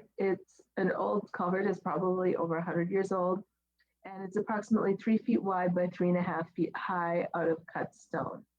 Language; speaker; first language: English; native; English